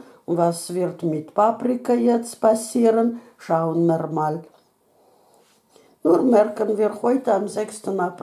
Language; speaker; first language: German; non-native, fluent; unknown